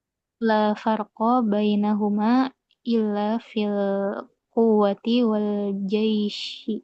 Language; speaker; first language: Arabic; non-native, learner; Indonesian